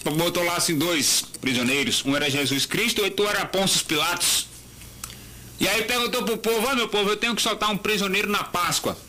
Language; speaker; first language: Portuguese; native; Portuguese